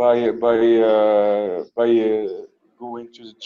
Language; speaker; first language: English; non-native, learner; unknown